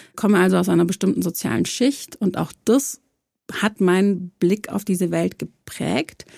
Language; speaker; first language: German; early bilingual, other home language; Croatian